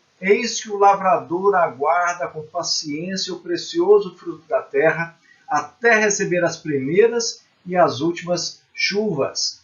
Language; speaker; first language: Portuguese; native; Portuguese